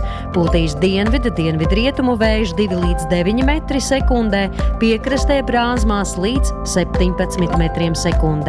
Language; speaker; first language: Latvian; native; Latvian